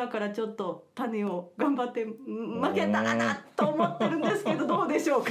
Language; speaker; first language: Japanese; native; Japanese